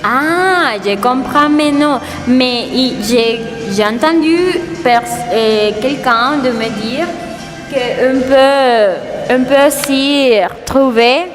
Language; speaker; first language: French; non-native, learner; Spanish